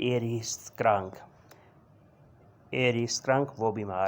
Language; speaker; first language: German; non-native, learner; Urdu